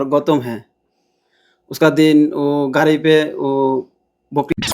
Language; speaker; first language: Hindi; non-native, learner; Bangla